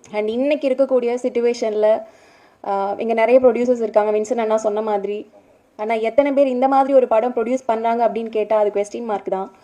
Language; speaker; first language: Tamil; native; Tamil